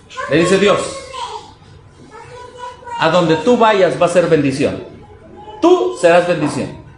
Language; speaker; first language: Spanish; native; Spanish